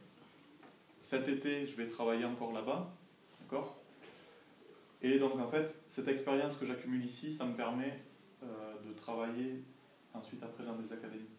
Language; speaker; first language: French; native; French